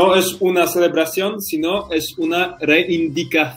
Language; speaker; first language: Spanish; non-native, learner; Polish